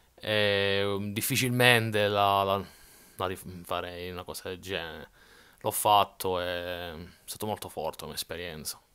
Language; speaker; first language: Italian; native; Italian